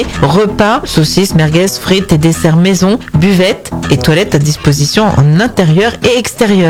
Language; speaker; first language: French; native; French